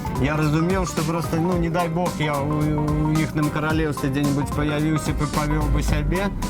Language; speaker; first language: Belarusian; native; Belarusian